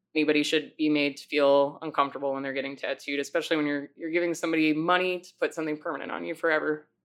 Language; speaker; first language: English; native; English